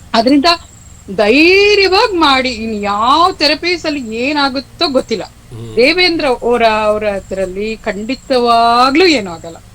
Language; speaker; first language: Kannada; non-native, local second language; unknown